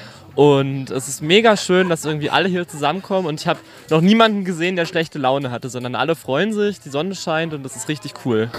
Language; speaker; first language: German; native; German